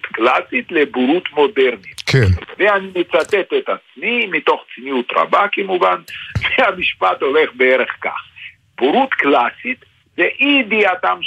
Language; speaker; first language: Hebrew; non-native, fluent; Lithuanian